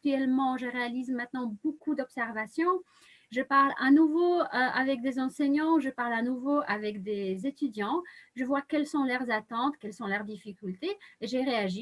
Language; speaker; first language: French; non-native, fluent; Polish